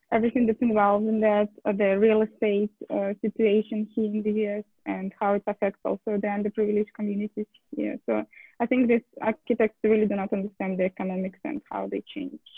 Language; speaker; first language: English; non-native, fluent; Russian